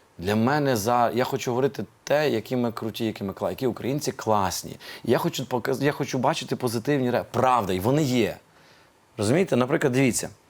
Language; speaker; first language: Ukrainian; native; Ukrainian